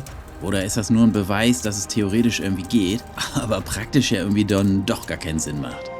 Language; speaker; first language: German; native; German